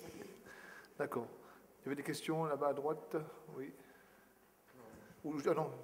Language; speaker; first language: French; native; French